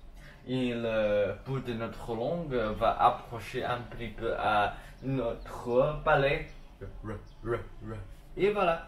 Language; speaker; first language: French; non-native, learner; English